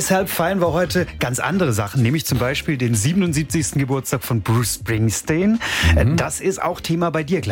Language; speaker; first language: German; native; German